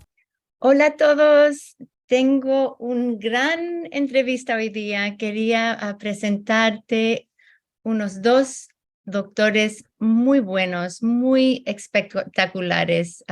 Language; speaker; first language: Spanish; early bilingual, heritage; Spanish